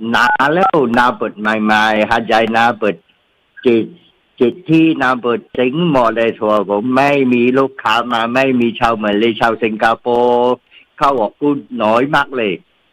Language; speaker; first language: Thai; non-native, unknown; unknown